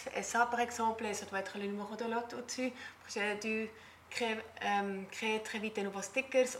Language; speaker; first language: French; non-native, learner; German